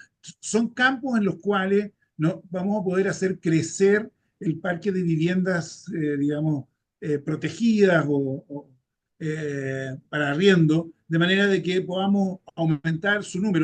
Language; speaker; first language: Spanish; native; Spanish